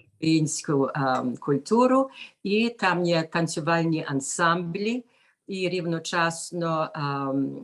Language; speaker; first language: Ukrainian; early bilingual, heritage; Ukrainian